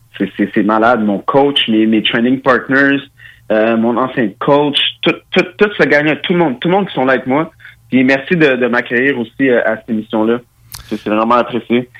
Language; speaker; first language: French; early bilingual, other home language; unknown